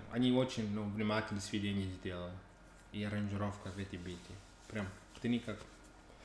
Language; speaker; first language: Russian; non-native, learner; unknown